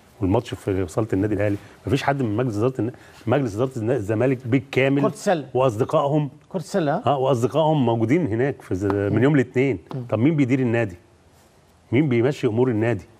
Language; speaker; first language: Arabic; native; Arabic